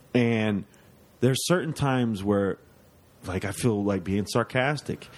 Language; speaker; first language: English; native; English